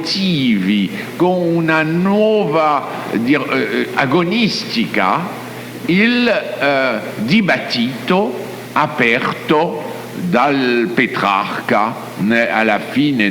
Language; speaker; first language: Italian; non-native, fluent; French